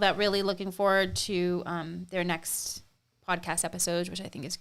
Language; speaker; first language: English; native; English